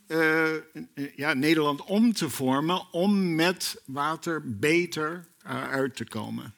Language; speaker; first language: Dutch; non-native, fluent; English